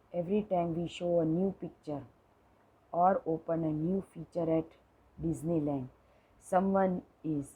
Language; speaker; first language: English; non-native, local second language; Gujarati